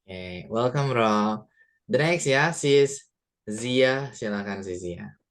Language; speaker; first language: English; non-native, fluent; Indonesian